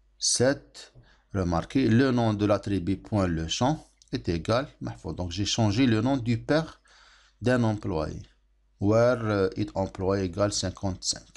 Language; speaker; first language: French; non-native, local second language; Arabic